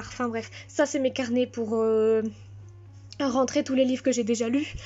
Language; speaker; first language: French; native; French